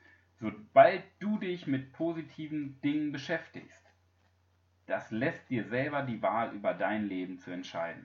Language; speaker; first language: German; native; German